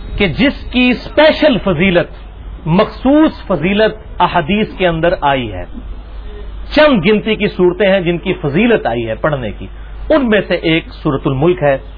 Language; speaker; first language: Urdu; non-native, local second language; Punjabi